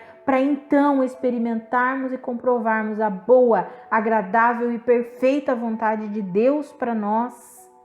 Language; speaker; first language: Portuguese; native; Portuguese